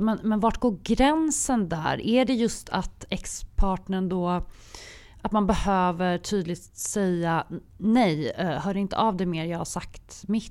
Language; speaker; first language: Swedish; native; Swedish